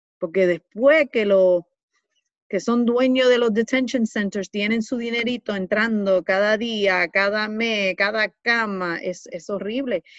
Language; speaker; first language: Spanish; early bilingual, heritage; Spanish